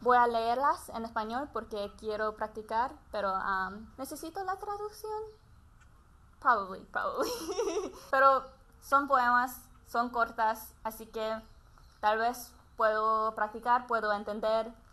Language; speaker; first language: Spanish; non-native, learner; English